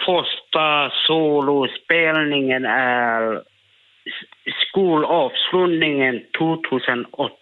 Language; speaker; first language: Swedish; non-native, learner; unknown